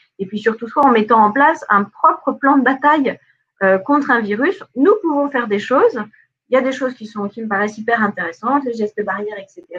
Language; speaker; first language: French; native; French